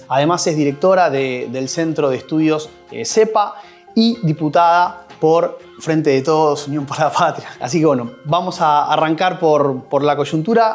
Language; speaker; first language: Spanish; native; Spanish